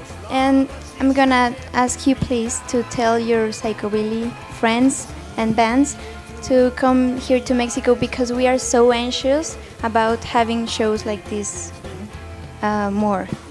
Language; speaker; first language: English; non-native, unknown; Spanish